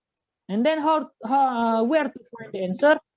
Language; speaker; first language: English; non-native, fluent; Indonesian